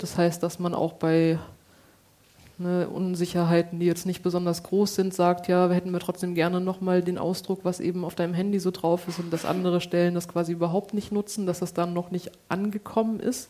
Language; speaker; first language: German; native; German